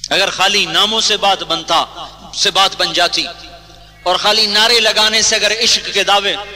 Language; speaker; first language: Urdu; non-native, local second language; Punjabi